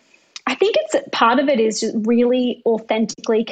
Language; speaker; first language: English; native; English